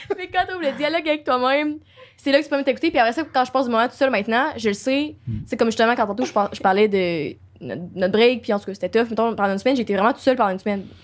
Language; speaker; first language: French; native; French